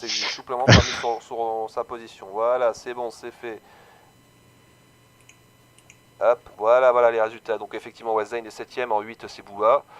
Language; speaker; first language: French; native; French